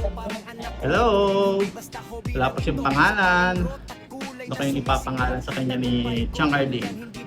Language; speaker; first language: Filipino; native; Filipino